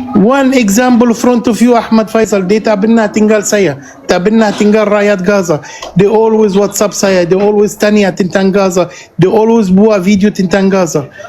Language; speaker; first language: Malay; non-native, fluent; Arabic